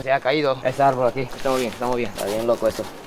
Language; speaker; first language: Spanish; non-native, fluent; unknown